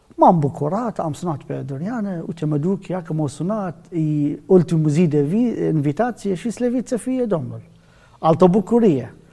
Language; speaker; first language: Romanian; non-native, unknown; Arabic